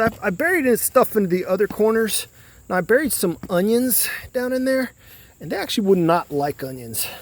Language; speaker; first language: English; native; English